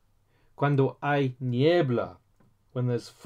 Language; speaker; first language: Spanish; non-native, learner; English